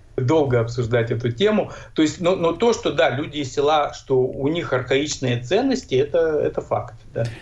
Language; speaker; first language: Russian; native; Russian